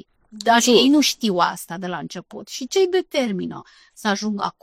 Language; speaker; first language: Romanian; native; Romanian